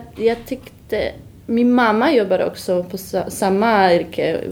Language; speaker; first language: Swedish; non-native, learner; Polish